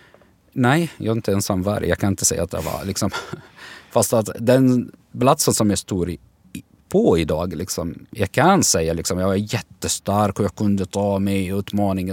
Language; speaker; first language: Swedish; non-native, learner; Arabic